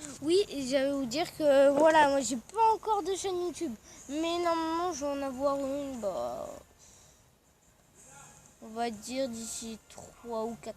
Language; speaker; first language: French; native; French